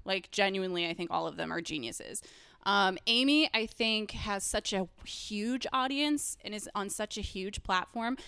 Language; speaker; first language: English; native; English